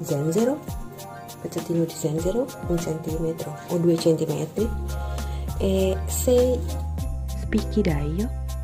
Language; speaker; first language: Italian; non-native, learner; Indonesian